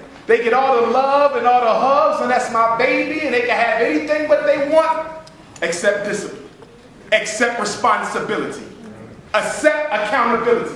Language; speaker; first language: English; native; English